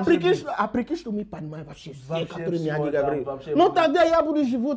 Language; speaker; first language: Russian; non-native, learner; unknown